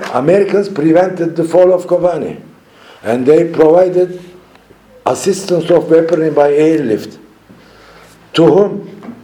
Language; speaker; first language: English; non-native, fluent; Turkish